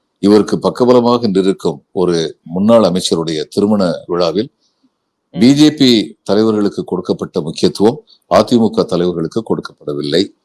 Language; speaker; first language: Tamil; native; Tamil